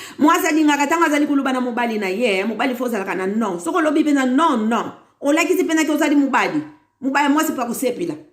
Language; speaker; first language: Lingala; non-native, local second language; Kongo